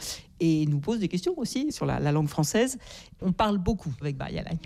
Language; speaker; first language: French; native; French